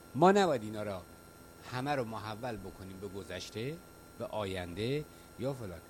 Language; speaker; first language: Persian; non-native, local second language; Kurdish